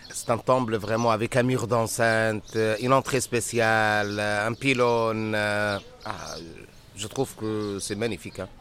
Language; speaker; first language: French; non-native, fluent; Arabic